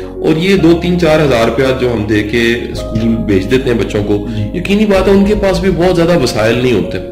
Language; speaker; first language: Urdu; non-native, local second language; Punjabi